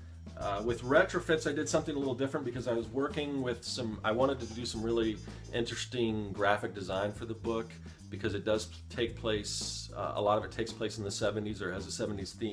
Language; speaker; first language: English; native; English